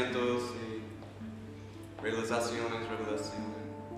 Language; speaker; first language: Spanish; non-native, fluent; English